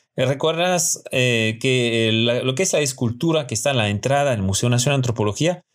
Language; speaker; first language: Spanish; non-native, fluent; French